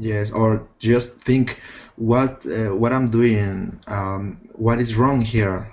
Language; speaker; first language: English; non-native, fluent; Spanish